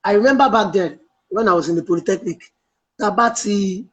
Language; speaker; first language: English; non-native, local second language; Yoruba